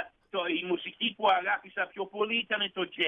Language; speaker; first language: Greek; early bilingual, heritage; Greek